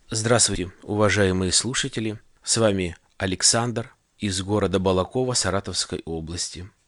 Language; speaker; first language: Russian; native; Russian